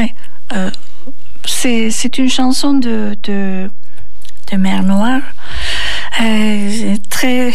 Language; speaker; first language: French; non-native, learner; Turkish